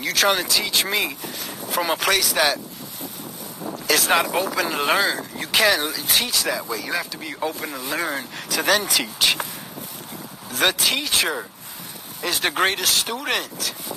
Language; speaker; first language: English; early bilingual, other home language; Spanish